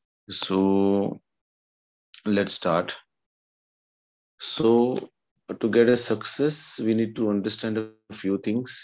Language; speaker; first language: English; non-native, local second language; Gujarati